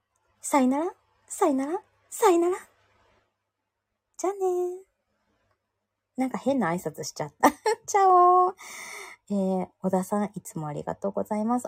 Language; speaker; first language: Japanese; native; Japanese